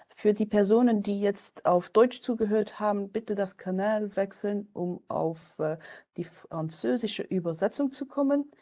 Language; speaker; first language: German; non-native, fluent; French